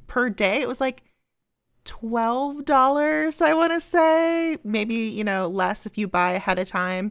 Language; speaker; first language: English; native; English